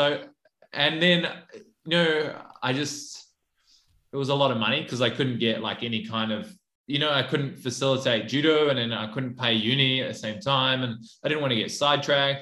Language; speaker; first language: English; native; English